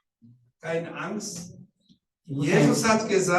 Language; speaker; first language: German; non-native, learner; Rundi